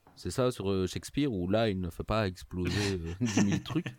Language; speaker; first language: French; native; French